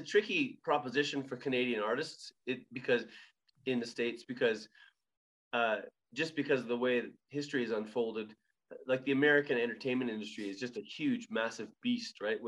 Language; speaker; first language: English; native; English